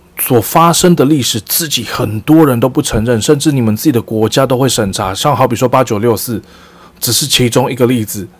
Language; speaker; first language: Chinese; early bilingual, heritage; Chinese